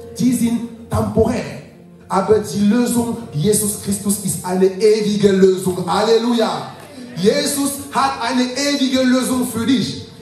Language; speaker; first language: German; non-native, fluent; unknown